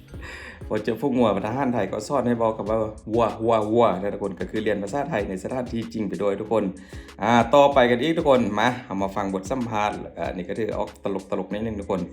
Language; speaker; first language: Thai; non-native, local second language; Lao